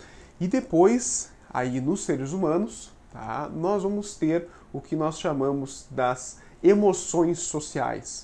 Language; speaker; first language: Portuguese; native; Portuguese